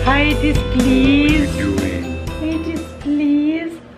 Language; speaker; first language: English; native; English